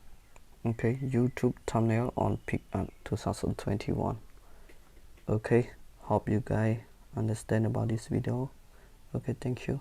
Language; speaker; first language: English; non-native, learner; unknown